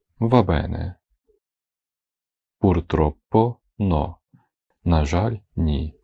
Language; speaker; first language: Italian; non-native, fluent; Ukrainian